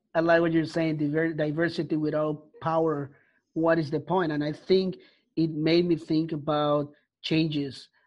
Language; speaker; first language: English; non-native, fluent; Spanish